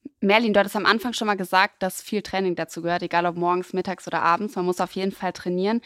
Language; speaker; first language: German; native; German